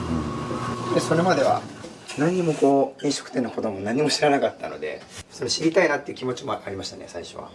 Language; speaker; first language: Japanese; native; Japanese